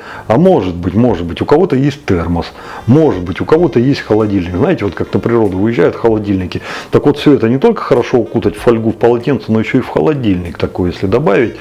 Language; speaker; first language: Russian; native; Russian